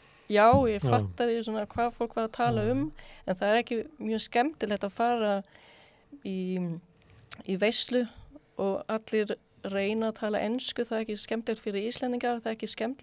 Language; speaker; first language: Icelandic; non-native, fluent; Swedish